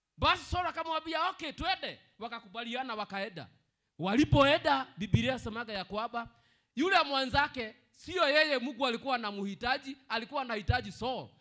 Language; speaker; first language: Swahili; non-native, local second language; Kikuyu